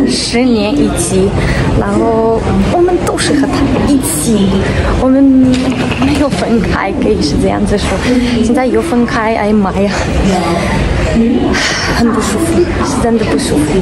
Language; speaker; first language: Chinese; non-native, learner; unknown